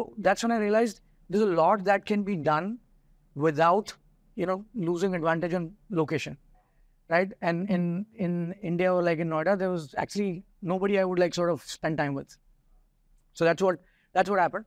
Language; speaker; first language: English; non-native, local second language; Hindi